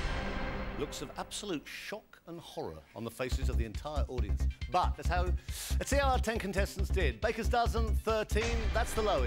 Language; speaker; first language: English; native; English